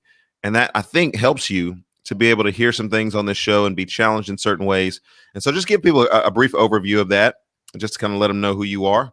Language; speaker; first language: English; native; English